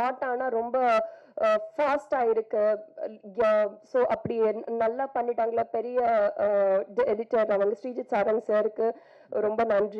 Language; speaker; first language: Tamil; non-native, fluent; Telugu